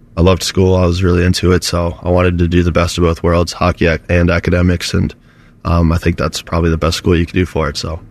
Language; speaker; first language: English; native; English